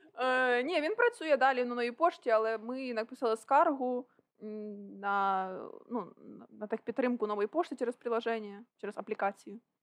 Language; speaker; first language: Ukrainian; native; Ukrainian